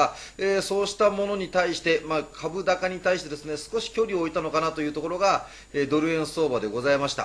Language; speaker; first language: Japanese; native; Japanese